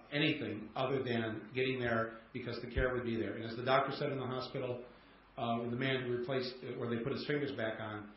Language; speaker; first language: English; native; English